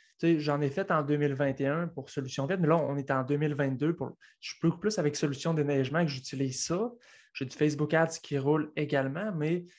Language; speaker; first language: French; native; French